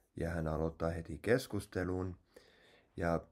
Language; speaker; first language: Finnish; non-native, fluent; English